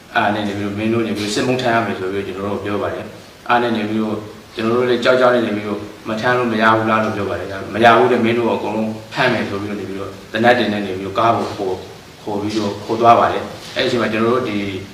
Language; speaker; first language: Burmese; native; Burmese